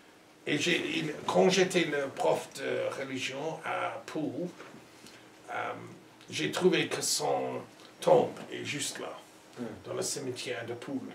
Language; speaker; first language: French; non-native, learner; English